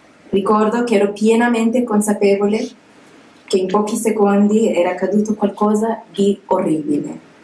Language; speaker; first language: Italian; non-native, fluent; English